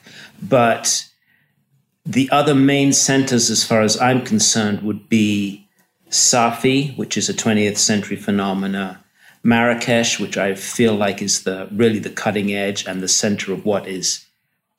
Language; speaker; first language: English; native; English